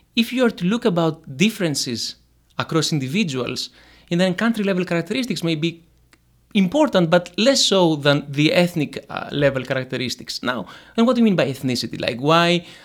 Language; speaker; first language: English; non-native, fluent; Greek